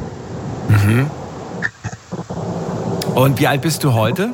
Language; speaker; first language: German; native; German